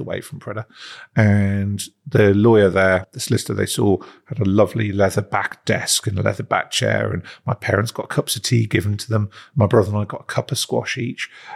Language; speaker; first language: English; native; English